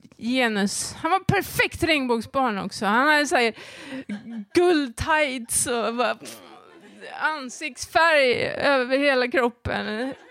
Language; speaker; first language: Swedish; native; Swedish